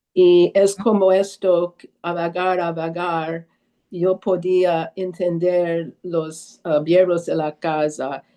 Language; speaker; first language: Spanish; early bilingual, heritage; Spanish